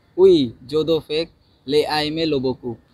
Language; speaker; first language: French; non-native, learner; Bangla